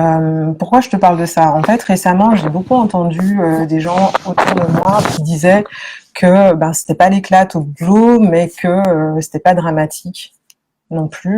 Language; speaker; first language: French; native; French